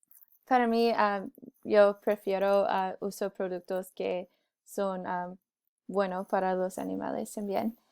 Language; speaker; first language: Spanish; non-native, learner; English